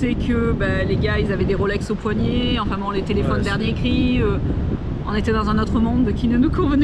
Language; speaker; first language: French; native; French